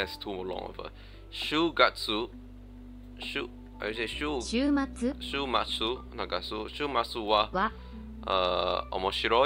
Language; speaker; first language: Japanese; non-native, learner; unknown